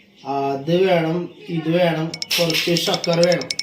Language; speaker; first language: Malayalam; non-native, learner; Hindi